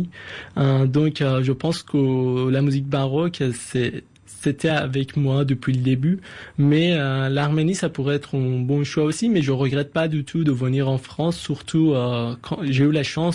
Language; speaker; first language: French; non-native, fluent; Persian